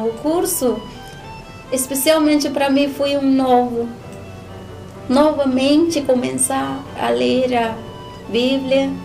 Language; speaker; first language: Portuguese; non-native, learner; Spanish